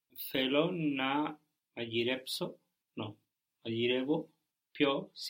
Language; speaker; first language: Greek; non-native, learner; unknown